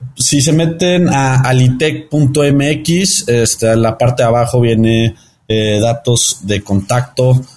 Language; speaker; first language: Spanish; early bilingual, heritage; Spanish